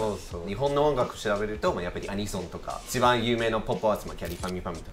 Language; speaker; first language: Japanese; non-native, fluent; English